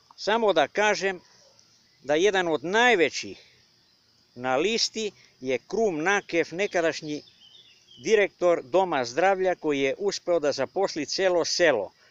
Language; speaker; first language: Serbian; non-native, local second language; Bulgarian